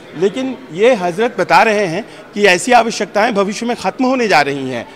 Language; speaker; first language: Hindi; native; Hindi